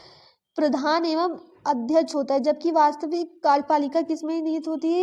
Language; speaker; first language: Hindi; native; Hindi